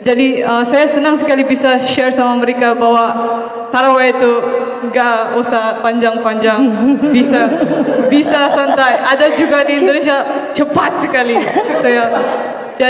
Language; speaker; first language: Indonesian; non-native, fluent; Maranao